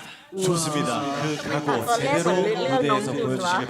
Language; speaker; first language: Korean; native; Korean